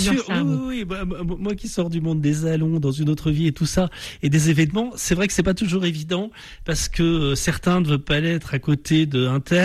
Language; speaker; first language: French; native; French